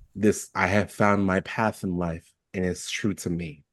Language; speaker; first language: English; native; English